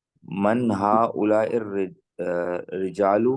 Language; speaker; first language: Arabic; non-native, learner; Urdu